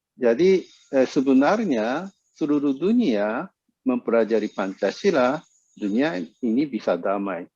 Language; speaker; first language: Indonesian; non-native, fluent; Japanese